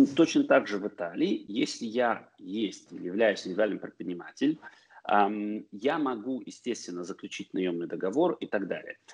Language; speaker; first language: Russian; early bilingual, heritage; Russian